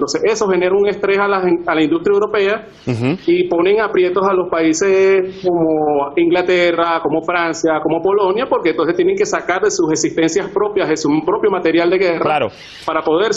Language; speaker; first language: Spanish; native; Spanish